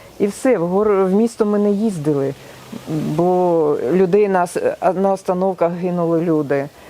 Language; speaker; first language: Ukrainian; non-native, local second language; Russian